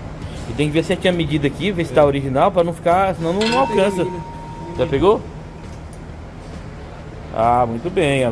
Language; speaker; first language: Portuguese; native; Portuguese